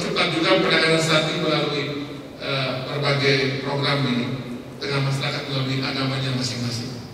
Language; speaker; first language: Indonesian; native; Indonesian